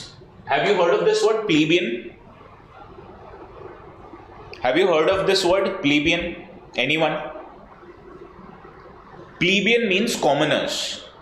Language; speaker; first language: English; non-native, local second language; Hindi